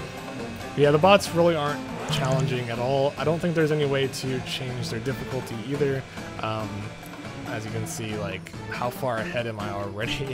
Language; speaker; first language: English; native; English